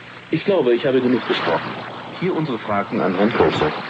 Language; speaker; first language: German; native; German